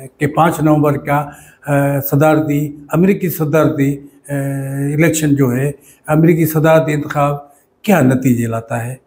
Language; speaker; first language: Urdu; non-native, local second language; Sindhi